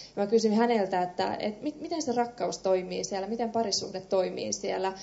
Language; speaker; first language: Finnish; early bilingual, other home language; Persian